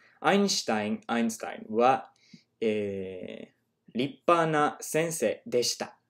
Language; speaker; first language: Japanese; non-native, learner; English